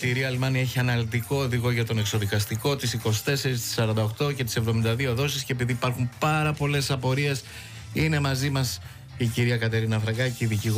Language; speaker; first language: Greek; native; Greek